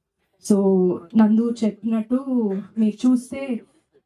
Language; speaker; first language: Telugu; non-native, fluent; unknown